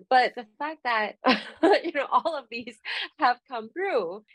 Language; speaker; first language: English; non-native, local second language; Cantonese